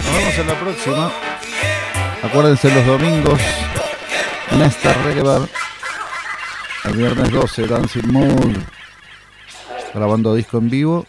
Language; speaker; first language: Spanish; native; Spanish